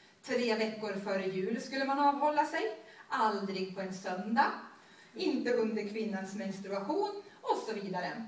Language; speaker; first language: Swedish; native; Swedish